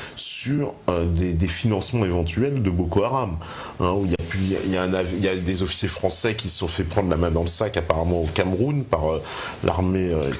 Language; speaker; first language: French; native; French